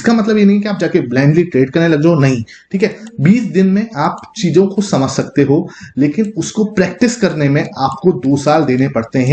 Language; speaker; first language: Hindi; native; Hindi